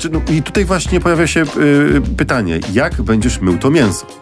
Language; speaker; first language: Polish; native; Polish